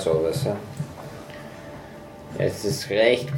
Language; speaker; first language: German; non-native, fluent; English